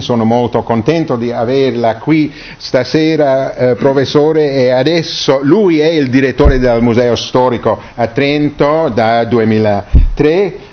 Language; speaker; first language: Italian; non-native, fluent; English